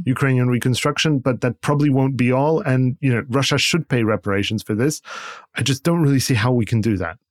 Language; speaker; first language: English; non-native, fluent; Polish